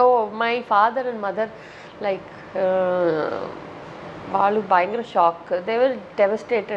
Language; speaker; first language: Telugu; non-native, local second language; Tamil